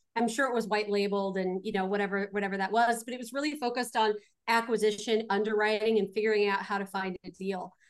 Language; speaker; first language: English; native; English